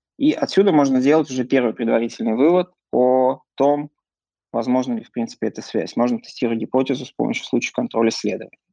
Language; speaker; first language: Russian; native; Russian